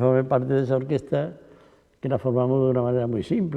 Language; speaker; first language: Spanish; native; Spanish